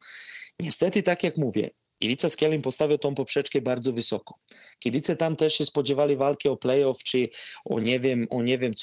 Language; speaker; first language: Polish; non-native, fluent; Serbian